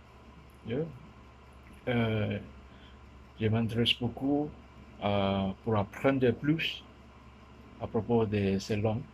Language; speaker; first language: French; non-native, learner; Min Nan Chinese